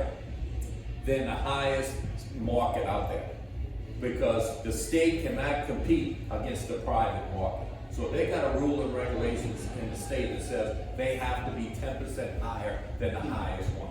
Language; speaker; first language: English; native; English